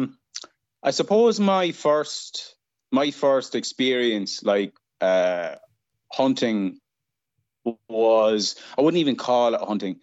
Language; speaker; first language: English; native; English